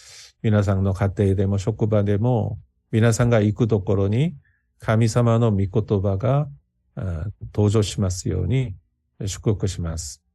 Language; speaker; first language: Japanese; non-native, fluent; Korean